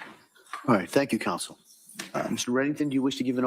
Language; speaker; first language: English; native; English